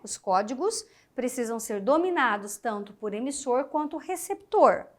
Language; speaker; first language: Portuguese; native; Portuguese